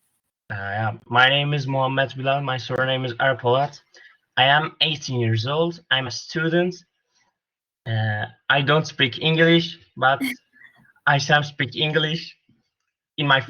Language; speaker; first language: English; non-native, learner; Turkish